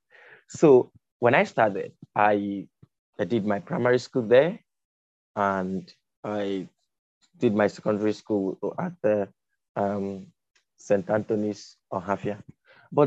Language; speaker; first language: English; non-native, local second language; Igbo